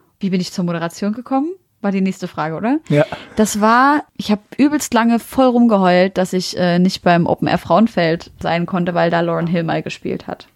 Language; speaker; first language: German; early bilingual, other home language; Arabic